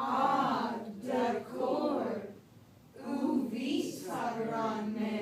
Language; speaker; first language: French; non-native, learner; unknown